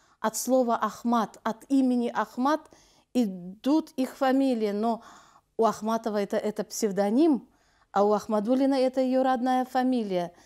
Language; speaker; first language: Russian; non-native, local second language; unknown